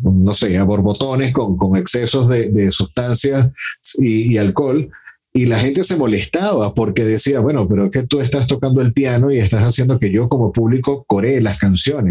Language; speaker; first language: Spanish; native; Spanish